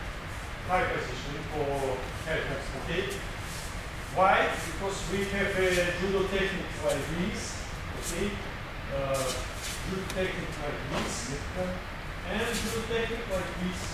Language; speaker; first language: English; non-native, learner; Russian